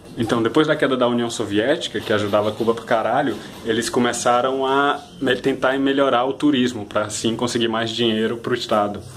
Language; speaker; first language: Portuguese; native; Portuguese